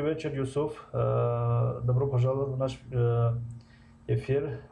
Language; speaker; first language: Russian; non-native, learner; Persian